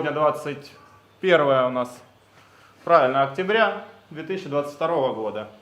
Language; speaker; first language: Russian; native; Russian